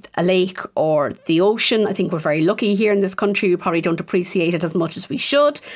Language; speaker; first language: English; native; English